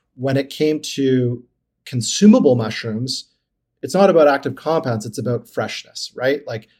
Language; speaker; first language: English; native; English